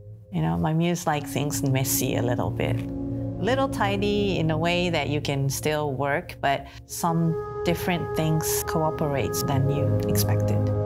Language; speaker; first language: English; non-native, fluent; Japanese